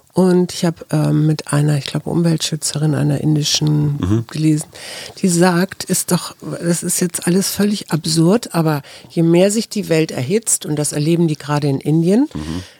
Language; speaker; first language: German; native; German